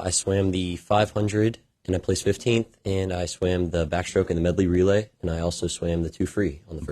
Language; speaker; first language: English; native; English